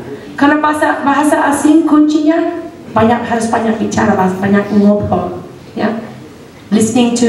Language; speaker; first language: Indonesian; non-native, fluent; English